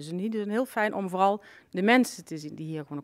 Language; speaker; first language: Dutch; native; Dutch